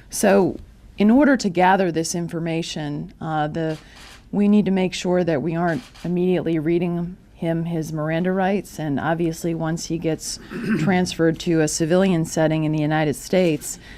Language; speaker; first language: English; native; English